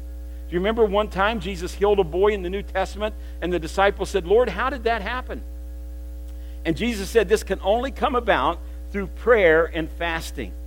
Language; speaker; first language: English; native; English